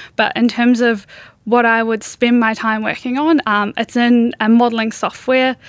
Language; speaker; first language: English; native; English